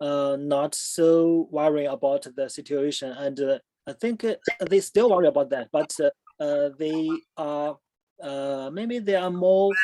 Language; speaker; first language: English; non-native, fluent; Chinese